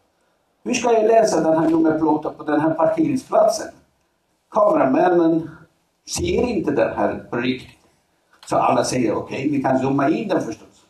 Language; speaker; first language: Swedish; non-native, fluent; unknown